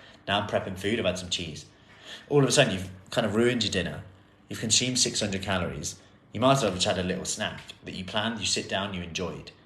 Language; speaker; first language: English; native; English